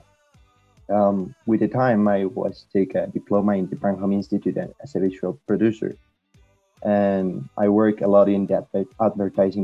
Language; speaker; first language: English; non-native, learner; Spanish